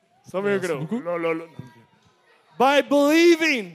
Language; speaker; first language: English; native; English